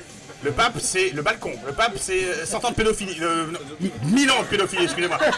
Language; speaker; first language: French; native; French